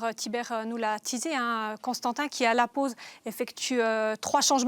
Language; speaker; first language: French; native; French